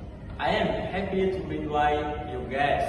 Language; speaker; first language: English; non-native, learner; Indonesian